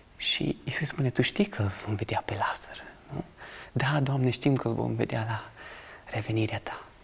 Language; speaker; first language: Romanian; early bilingual, other home language; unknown